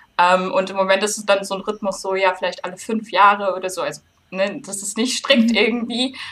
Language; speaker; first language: German; early bilingual, heritage; German